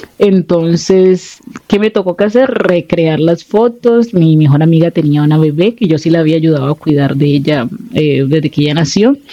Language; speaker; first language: Spanish; native; Spanish